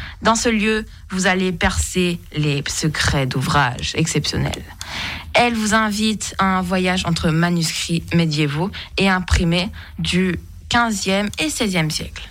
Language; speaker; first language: French; native; French